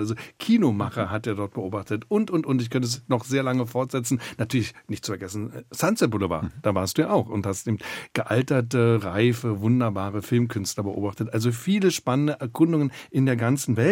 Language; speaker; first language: German; native; German